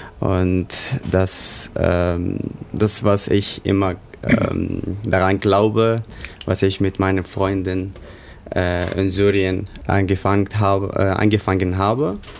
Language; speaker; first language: German; non-native, fluent; Arabic